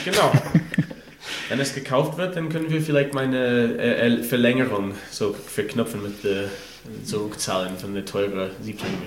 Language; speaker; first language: German; non-native, fluent; English